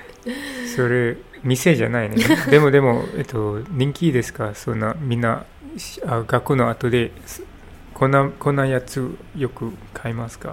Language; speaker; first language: Japanese; non-native, learner; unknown